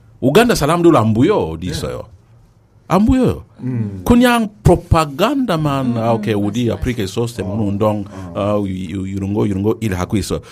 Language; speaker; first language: Korean; non-native, learner; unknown